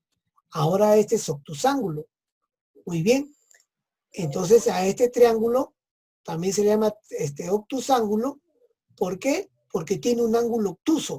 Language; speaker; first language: Spanish; native; Spanish